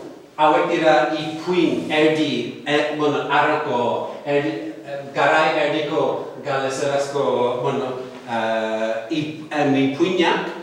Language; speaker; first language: Basque; non-native, fluent; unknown